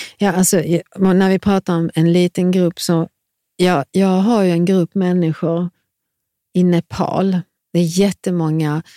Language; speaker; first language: Swedish; early bilingual, other home language; Serbian